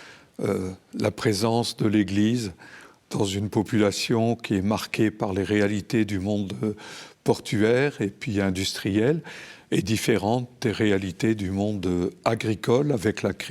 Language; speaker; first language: French; native; French